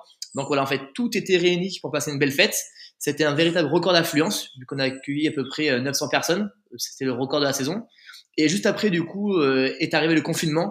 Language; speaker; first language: French; native; French